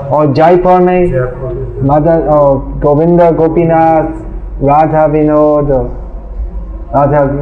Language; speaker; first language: Hindi; non-native, fluent; English